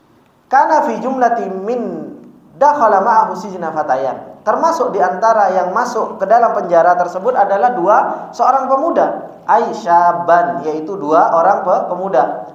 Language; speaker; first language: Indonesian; native; Indonesian